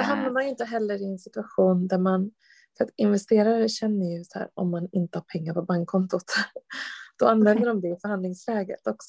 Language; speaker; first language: Swedish; native; Swedish